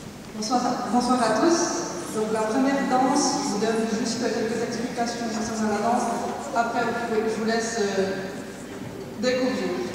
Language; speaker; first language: French; native; French